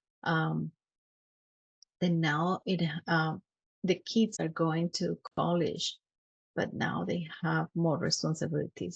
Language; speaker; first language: English; non-native, fluent; Spanish